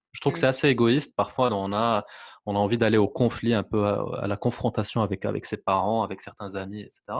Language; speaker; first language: French; non-native, local second language; Arabic